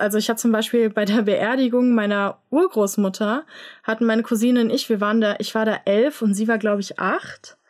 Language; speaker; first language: German; native; German